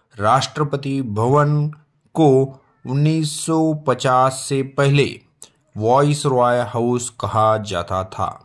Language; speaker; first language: Hindi; non-native, local second language; Marathi